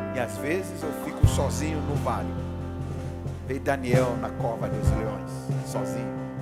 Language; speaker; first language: Portuguese; non-native, fluent; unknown